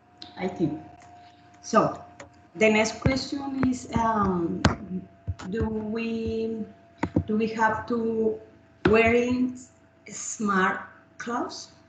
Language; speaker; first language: English; non-native, learner; Spanish